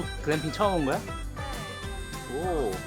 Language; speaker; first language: Korean; early bilingual, heritage; Korean